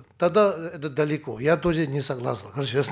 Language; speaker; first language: Russian; non-native, learner; Tibetan